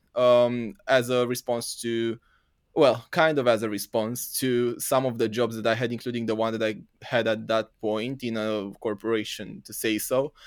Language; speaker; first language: English; non-native, fluent; Romanian